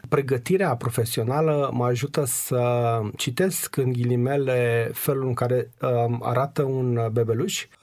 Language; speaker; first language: Romanian; native; Romanian